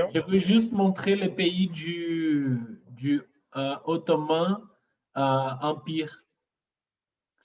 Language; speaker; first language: French; non-native, fluent; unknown